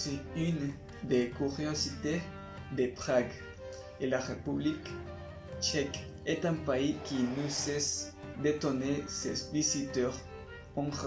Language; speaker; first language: French; non-native, learner; Spanish